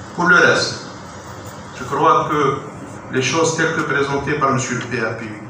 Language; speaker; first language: French; non-native, local second language; Arabic